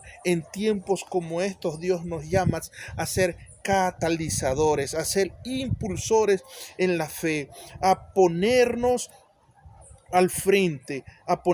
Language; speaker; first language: Spanish; native; Spanish